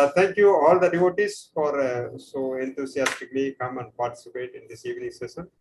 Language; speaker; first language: English; non-native, local second language; Tamil